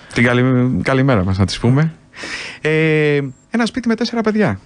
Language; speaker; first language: Greek; native; Greek